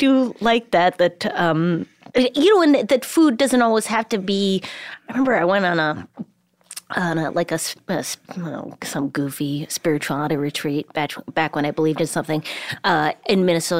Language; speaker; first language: English; native; English